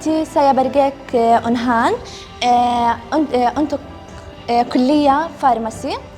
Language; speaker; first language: Indonesian; non-native, learner; Arabic